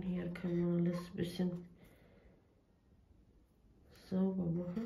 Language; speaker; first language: German; non-native, fluent; Bosnian